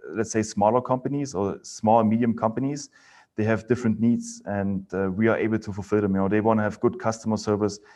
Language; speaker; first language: English; non-native, fluent; German